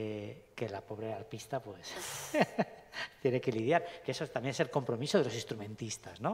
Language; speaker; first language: Spanish; native; Spanish